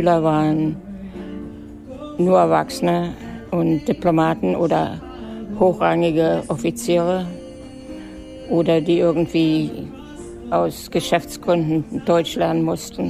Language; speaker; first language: German; native; German